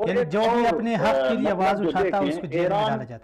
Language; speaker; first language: Urdu; native; Urdu